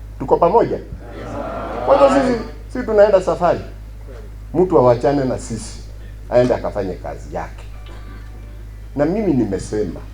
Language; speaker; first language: Swahili; non-native, local second language; Kikuyu